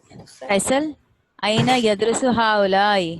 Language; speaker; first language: Arabic; non-native, learner; Urdu